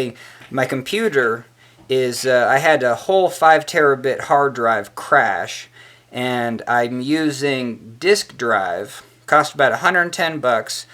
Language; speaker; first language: English; native; English